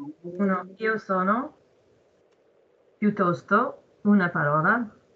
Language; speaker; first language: Italian; non-native, learner; English